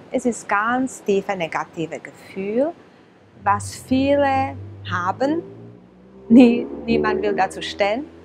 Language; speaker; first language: German; non-native, fluent; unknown